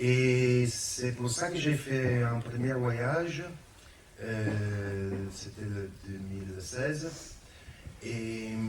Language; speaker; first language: French; non-native, fluent; Italian